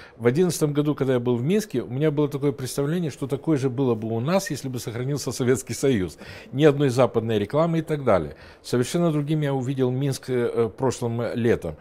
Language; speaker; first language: Russian; non-native, local second language; Romanian